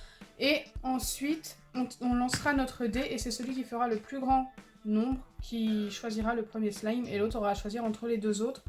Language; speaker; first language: French; native; French